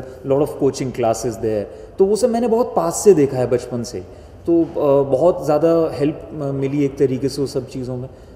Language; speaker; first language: Hindi; native; Hindi